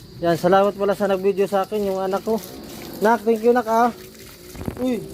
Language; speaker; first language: Filipino; native; Filipino